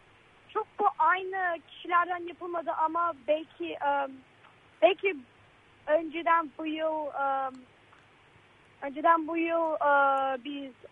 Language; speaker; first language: Turkish; early bilingual, heritage; Turkish